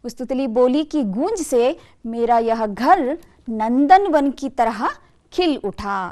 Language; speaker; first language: Hindi; non-native, local second language; Kannada